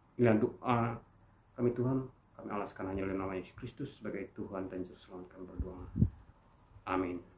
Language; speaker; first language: Indonesian; non-native, local second language; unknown